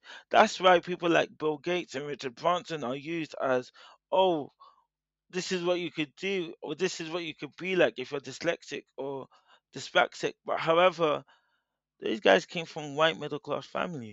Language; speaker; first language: English; native; English